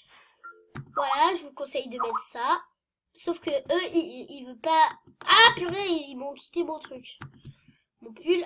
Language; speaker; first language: French; native; French